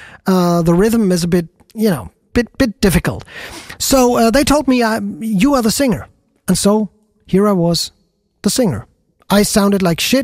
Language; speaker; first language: English; non-native, fluent; German